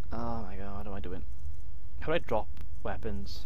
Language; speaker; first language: English; native; English